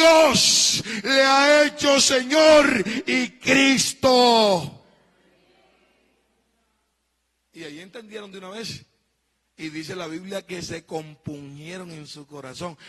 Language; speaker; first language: Spanish; native; Spanish